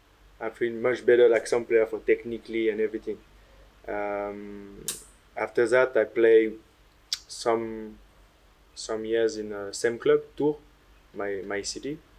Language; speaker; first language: English; non-native, learner; French